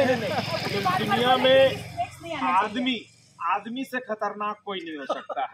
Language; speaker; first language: Hindi; native; Hindi